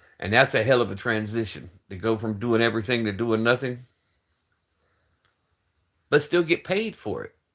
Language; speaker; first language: English; native; English